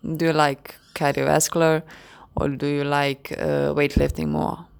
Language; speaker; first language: English; non-native, fluent; Croatian